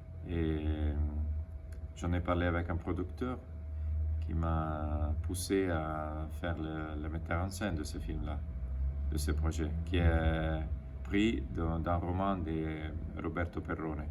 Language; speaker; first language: French; non-native, fluent; Italian